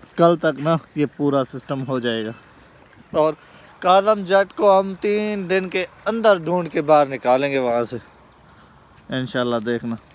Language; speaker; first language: Urdu; non-native, local second language; Baluchi